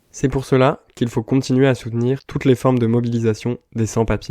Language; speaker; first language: French; native; French